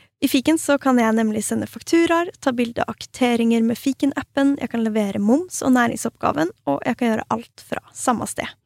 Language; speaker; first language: Norwegian; native; Norwegian